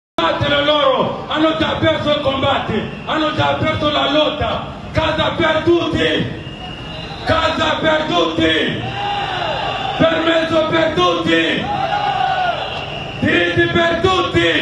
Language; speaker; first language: Italian; non-native, fluent; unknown